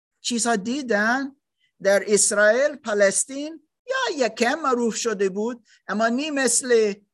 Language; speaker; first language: Persian; non-native, learner; German